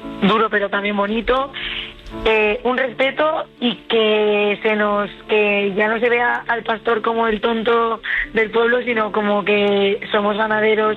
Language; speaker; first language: Spanish; native; Spanish